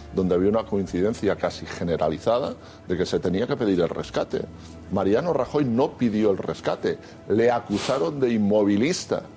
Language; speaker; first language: Spanish; native; Spanish